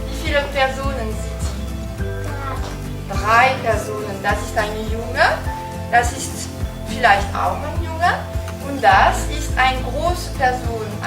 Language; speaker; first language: German; non-native, learner; French